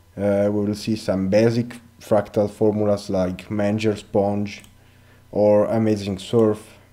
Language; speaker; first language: English; non-native, learner; Italian